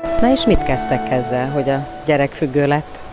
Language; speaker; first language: Hungarian; native; Hungarian